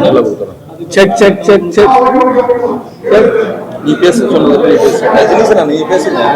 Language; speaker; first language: Tamil; native; Tamil